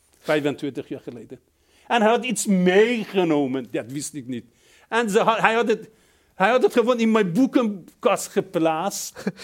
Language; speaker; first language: Dutch; non-native, fluent; Persian